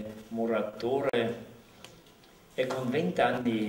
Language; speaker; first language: Italian; non-native, local second language; German